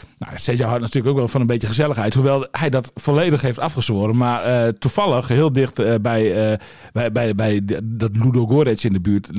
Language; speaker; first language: Dutch; native; Dutch